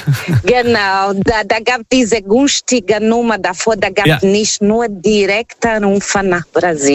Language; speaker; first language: German; non-native, fluent; Portuguese